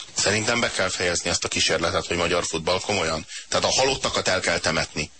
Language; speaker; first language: Hungarian; native; Hungarian